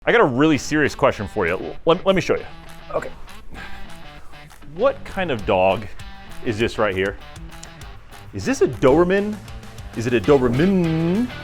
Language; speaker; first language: English; native; English